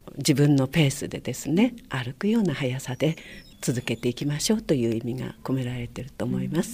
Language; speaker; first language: Japanese; native; Japanese